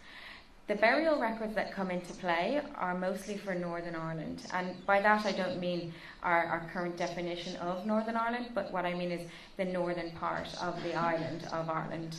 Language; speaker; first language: English; native; English